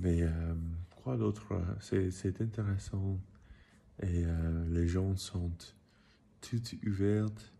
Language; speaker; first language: French; non-native, learner; English